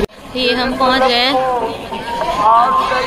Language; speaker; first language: Hindi; native; Hindi